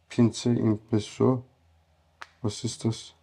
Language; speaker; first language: German; non-native, learner; Turkish